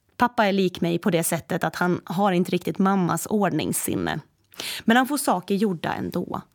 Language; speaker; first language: Swedish; native; Swedish